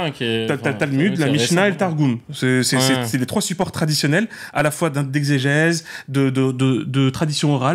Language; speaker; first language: French; native; French